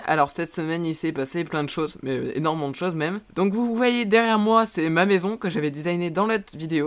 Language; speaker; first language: French; native; French